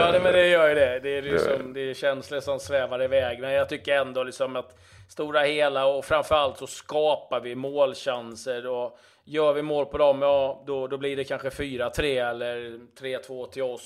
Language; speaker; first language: Swedish; native; Swedish